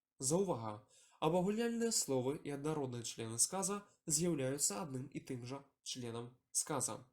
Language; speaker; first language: Belarusian; non-native, local second language; Russian